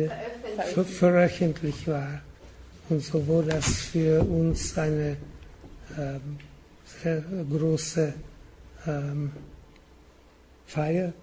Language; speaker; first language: German; non-native, learner; Czech